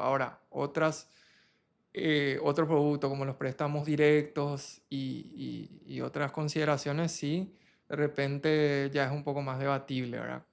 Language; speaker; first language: Spanish; native; Spanish